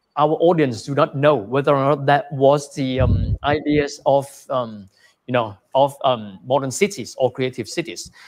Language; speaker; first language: English; non-native, fluent; Thai